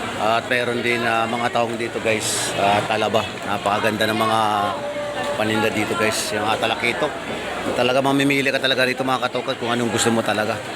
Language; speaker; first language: Filipino; native; Filipino